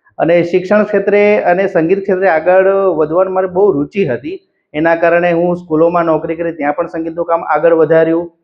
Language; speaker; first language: Gujarati; non-native, local second language; Vasavi